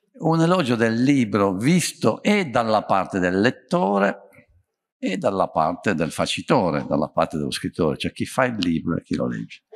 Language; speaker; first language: Italian; native; Italian